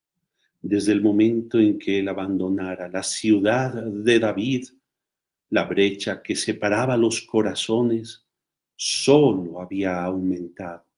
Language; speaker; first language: Spanish; native; Spanish